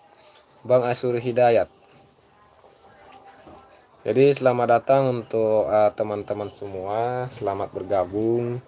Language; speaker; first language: Indonesian; native; Indonesian